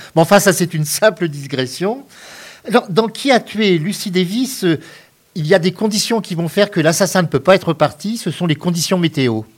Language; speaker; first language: French; native; French